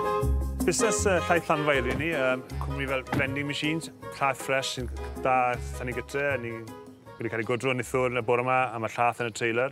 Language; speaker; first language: Welsh; native; Welsh